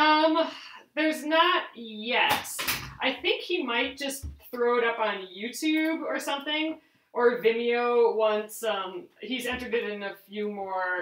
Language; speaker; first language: English; native; English